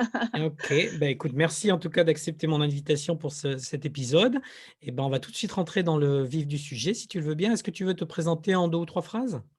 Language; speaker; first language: French; native; French